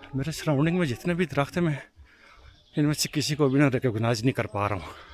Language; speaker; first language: Urdu; non-native, local second language; Punjabi